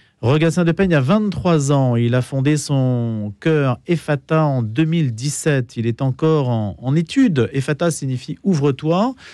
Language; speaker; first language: French; native; French